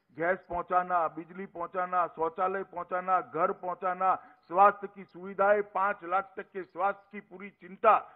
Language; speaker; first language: Hindi; non-native, local second language; Gujarati